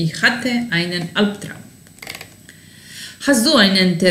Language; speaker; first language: German; non-native, fluent; Serbian